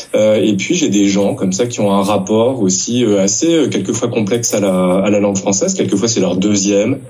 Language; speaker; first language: French; native; French